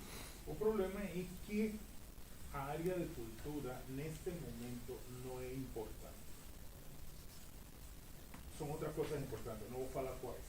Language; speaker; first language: Portuguese; non-native, fluent; Spanish